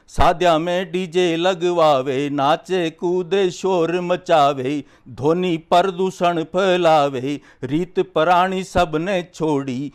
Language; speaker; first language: Hindi; native; Hindi